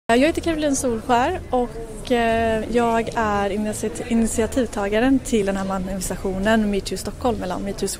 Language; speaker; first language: Swedish; native; Swedish